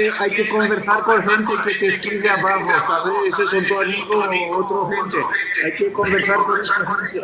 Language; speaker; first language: Spanish; non-native, learner; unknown